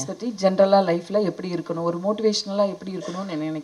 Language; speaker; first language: Tamil; native; Tamil